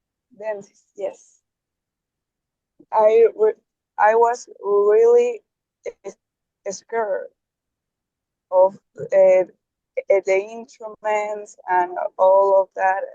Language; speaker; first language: English; non-native, learner; Spanish